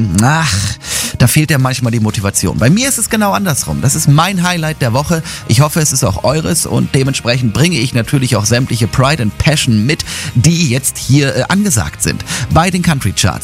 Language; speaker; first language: German; native; German